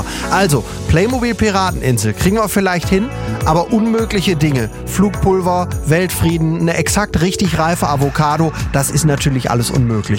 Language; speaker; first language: German; native; German